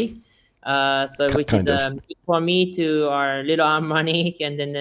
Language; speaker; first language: English; non-native, fluent; Japanese